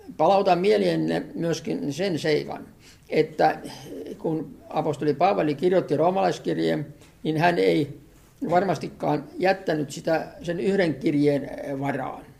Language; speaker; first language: Finnish; native; Finnish